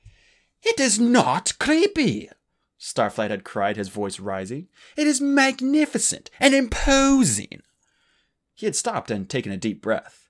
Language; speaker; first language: English; native; English